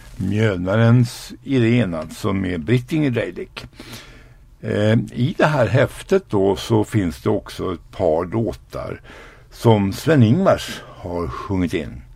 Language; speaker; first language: Swedish; native; Swedish